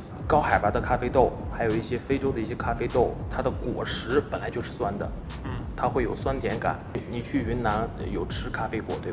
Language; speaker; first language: Chinese; native; Chinese